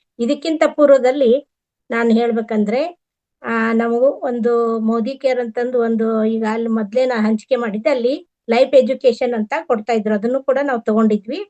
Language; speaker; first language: Kannada; native; Kannada